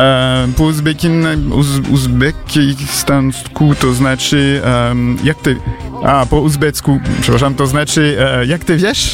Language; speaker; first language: Polish; non-native, learner; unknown